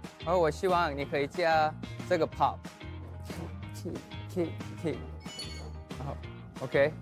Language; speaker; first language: Chinese; non-native, learner; Thai